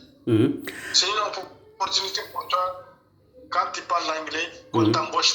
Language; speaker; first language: French; non-native, local second language; Bambara